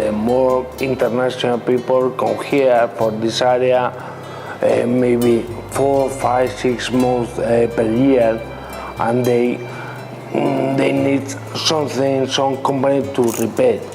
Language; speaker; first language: English; non-native, learner; Spanish